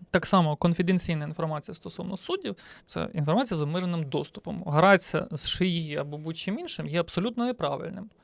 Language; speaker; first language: Ukrainian; native; Ukrainian